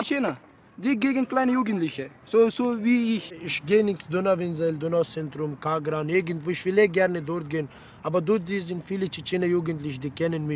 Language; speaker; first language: German; non-native, learner; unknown